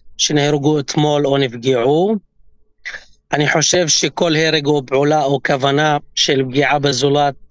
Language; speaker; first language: Hebrew; non-native, local second language; Arabic